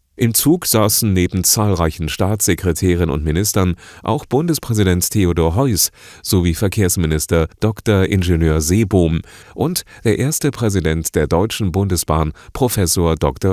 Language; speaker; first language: German; native; German